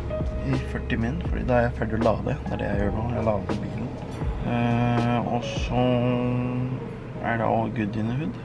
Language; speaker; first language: Norwegian; early bilingual, other home language; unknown